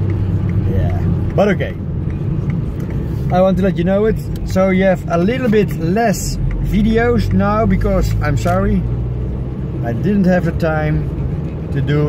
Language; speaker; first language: English; non-native, learner; Dutch